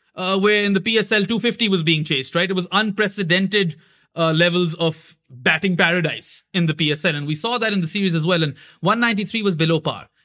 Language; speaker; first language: English; non-native, local second language; Urdu